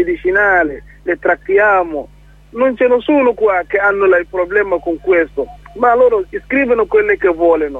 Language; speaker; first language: Italian; non-native, learner; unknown